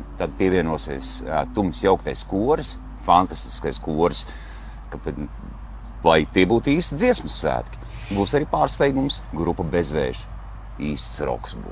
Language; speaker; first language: Latvian; native; Latvian